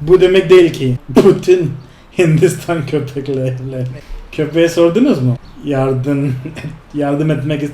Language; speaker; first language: Turkish; non-native, fluent; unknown